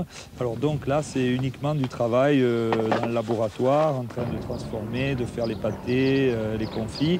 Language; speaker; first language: French; native; French